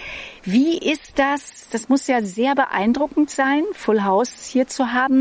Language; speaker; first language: German; native; German